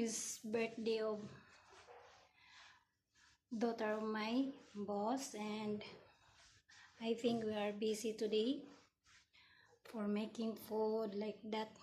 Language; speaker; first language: English; non-native, learner; Filipino